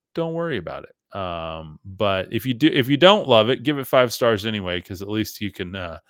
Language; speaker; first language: English; early bilingual, other home language; German